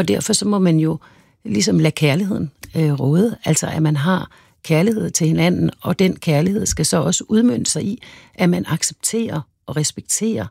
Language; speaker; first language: Danish; native; Danish